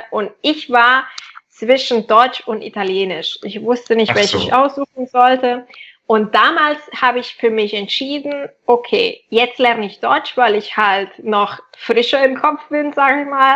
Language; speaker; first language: German; non-native, fluent; Catalan